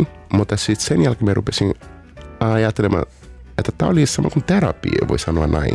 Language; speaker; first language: Finnish; non-native, fluent; Portuguese